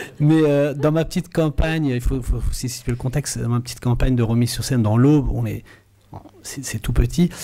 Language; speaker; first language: French; early bilingual, other home language; Arabic